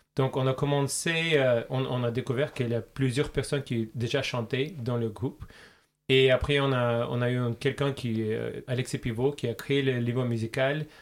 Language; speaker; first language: French; non-native, fluent; Russian